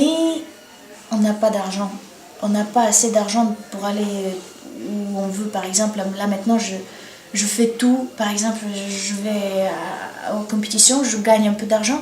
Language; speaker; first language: French; non-native, learner; Bulgarian